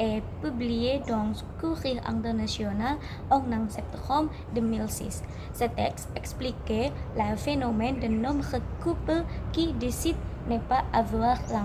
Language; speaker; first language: French; non-native, learner; Indonesian